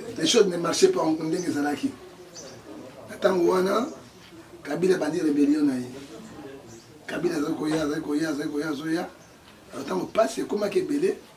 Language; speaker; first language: Lingala; native; Lingala